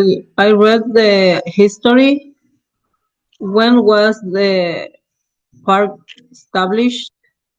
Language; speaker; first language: English; non-native, learner; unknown